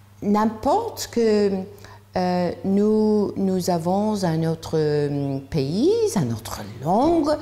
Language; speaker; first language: French; non-native, learner; English